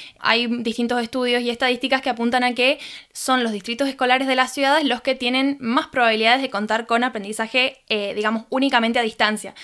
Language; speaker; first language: Spanish; native; Spanish